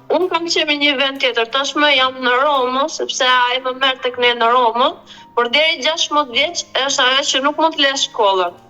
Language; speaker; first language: Albanian; early bilingual, heritage; Albanian